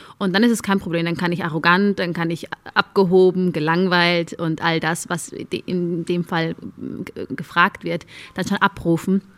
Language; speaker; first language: German; early bilingual, other home language; Amharic